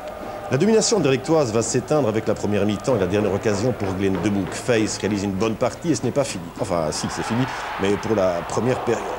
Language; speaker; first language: French; native; French